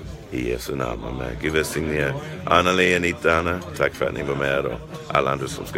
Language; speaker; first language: Swedish; non-native, fluent; English